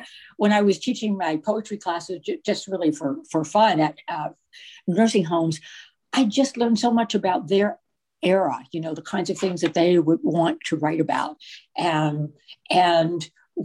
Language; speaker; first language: English; native; English